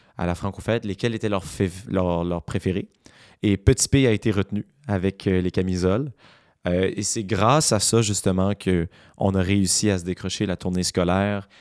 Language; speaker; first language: French; native; French